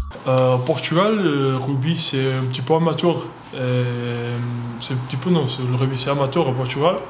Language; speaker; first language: French; non-native, learner; Portuguese